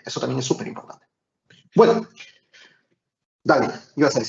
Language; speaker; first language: Spanish; native; Spanish